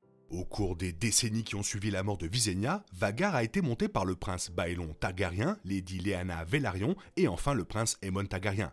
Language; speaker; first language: French; native; French